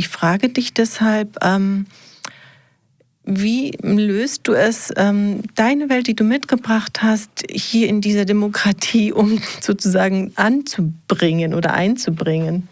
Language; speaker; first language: German; native; German